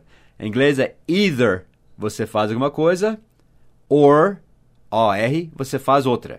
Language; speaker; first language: Portuguese; non-native, fluent; English